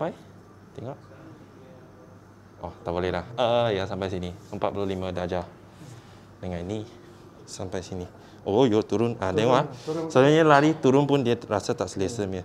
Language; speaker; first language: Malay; non-native, local second language; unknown